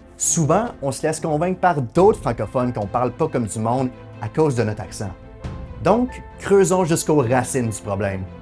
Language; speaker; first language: French; native; French